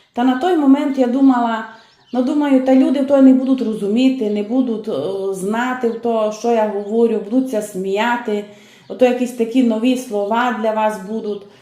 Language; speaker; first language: Ukrainian; native; Ukrainian